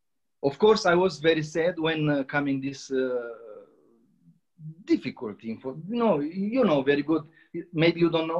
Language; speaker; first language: English; non-native, learner; Romanian